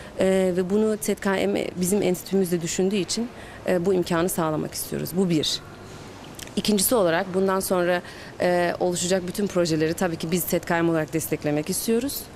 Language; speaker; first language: Turkish; early bilingual, heritage; Turkish